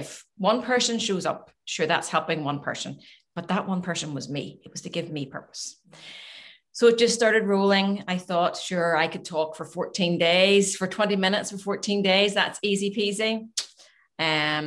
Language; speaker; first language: English; native; English